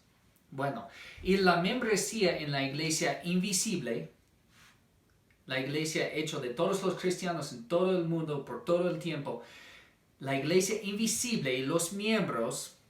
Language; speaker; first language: Spanish; non-native, fluent; English